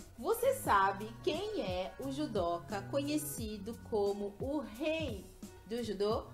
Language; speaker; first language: Portuguese; native; Portuguese